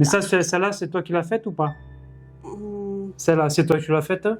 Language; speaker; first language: French; native; French